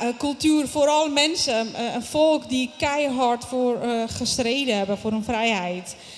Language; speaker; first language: Dutch; non-native, fluent; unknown